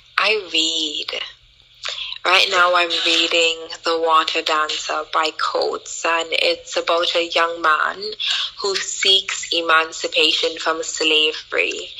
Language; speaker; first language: English; native; English